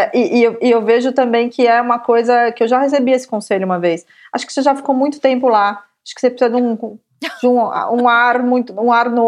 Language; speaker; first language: Portuguese; native; Portuguese